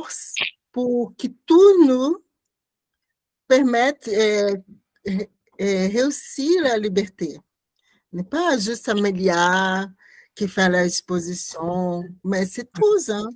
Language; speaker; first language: French; non-native, learner; Portuguese